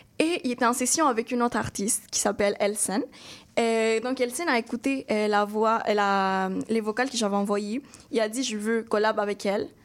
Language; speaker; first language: French; non-native, fluent; Spanish